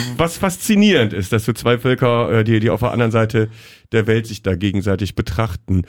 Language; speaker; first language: German; native; German